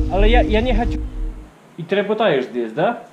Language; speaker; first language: Russian; non-native, learner; Polish